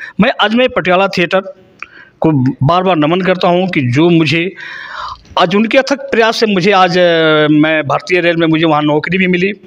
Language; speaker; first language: Hindi; non-native, local second language; Bhojpuri